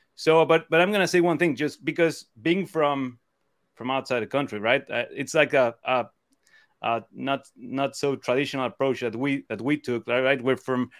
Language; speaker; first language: English; non-native, fluent; Spanish